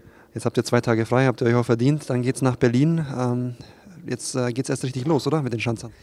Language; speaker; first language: German; native; German